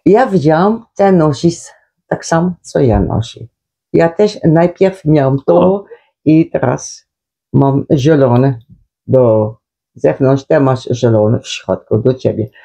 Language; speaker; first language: Polish; non-native, learner; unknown